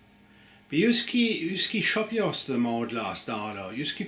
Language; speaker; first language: French; native; French